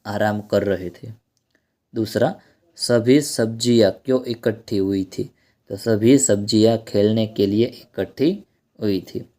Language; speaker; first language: Hindi; non-native, local second language; Gujarati